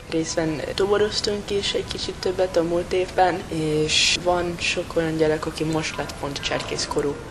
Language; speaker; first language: Hungarian; early bilingual, heritage; English